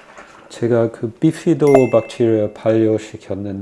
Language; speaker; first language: Korean; non-native, fluent; German